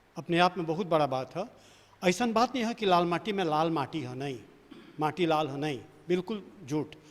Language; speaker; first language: Bhojpuri; native; Bhojpuri